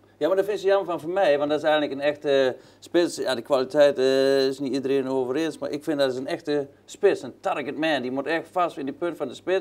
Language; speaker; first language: Dutch; native; Dutch